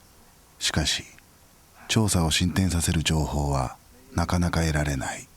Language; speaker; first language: Japanese; native; Japanese